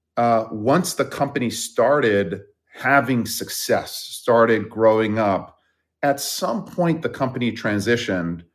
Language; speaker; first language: English; early bilingual, other home language; Persian